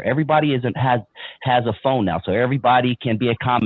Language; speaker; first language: English; native; English